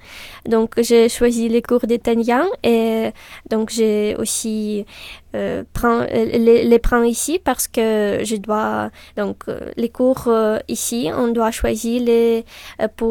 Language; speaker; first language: French; non-native, fluent; Ukrainian